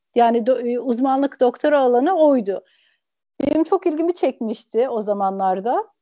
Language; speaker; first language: Turkish; early bilingual, heritage; Turkish